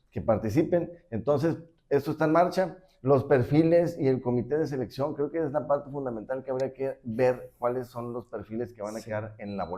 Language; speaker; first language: Spanish; native; Spanish